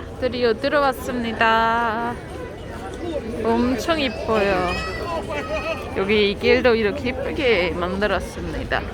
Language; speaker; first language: Korean; early bilingual, heritage; German